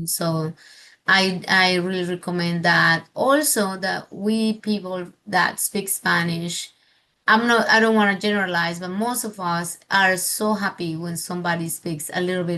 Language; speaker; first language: English; non-native, fluent; Spanish